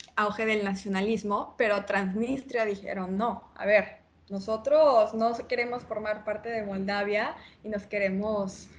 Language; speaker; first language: Spanish; native; Spanish